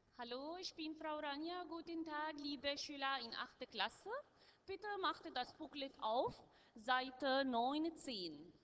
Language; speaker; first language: German; non-native, learner; Arabic